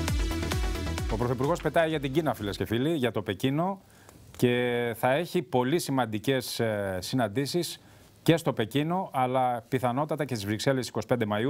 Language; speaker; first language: Greek; native; Greek